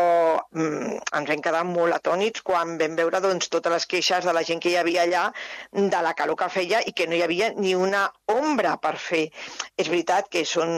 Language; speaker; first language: Catalan; native; Catalan